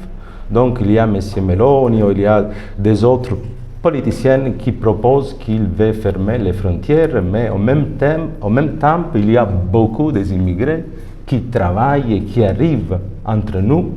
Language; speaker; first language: French; non-native, fluent; Italian